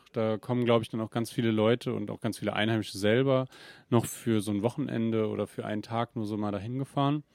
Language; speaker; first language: German; native; German